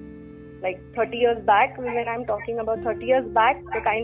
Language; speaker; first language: English; non-native, local second language; Hindi